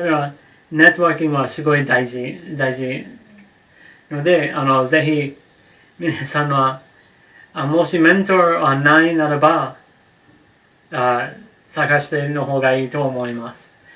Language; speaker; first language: Japanese; non-native, learner; English